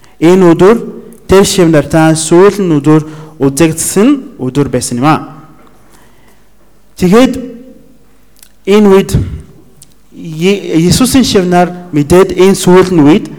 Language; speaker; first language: Mongolian; non-native, fluent; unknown